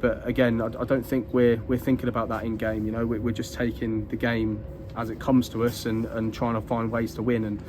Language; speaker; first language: English; native; English